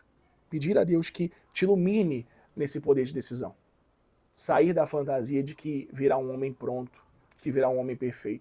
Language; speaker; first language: Portuguese; native; Portuguese